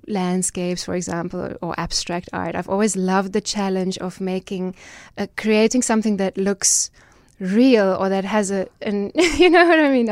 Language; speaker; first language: English; non-native, fluent; German